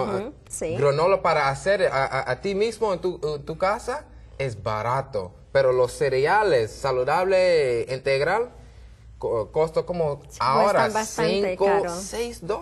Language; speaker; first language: Spanish; non-native, learner; English